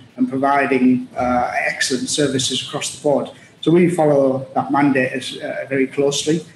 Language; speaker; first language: English; native; English